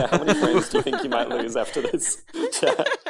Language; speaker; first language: English; native; English